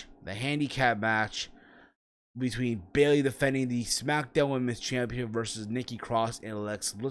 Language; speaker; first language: English; native; English